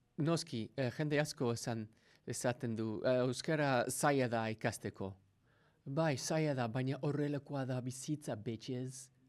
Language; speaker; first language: Basque; non-native, learner; English